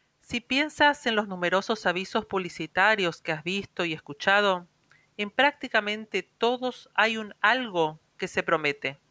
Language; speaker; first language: Spanish; native; Spanish